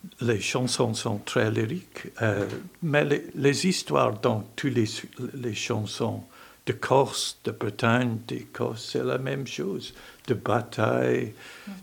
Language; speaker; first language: French; non-native, learner; English